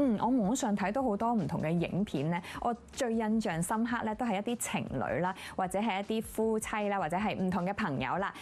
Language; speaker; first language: Cantonese; native; Cantonese